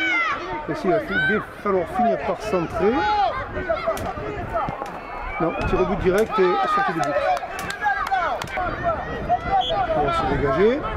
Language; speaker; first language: French; native; French